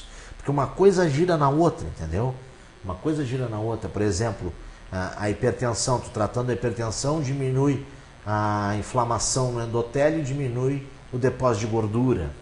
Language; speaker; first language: Portuguese; native; Portuguese